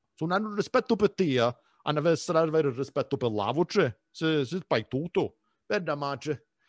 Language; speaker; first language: Italian; early bilingual, other home language; Sicilian